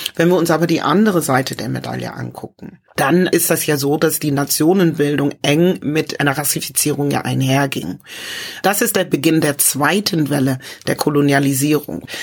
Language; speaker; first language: German; early bilingual, other home language; English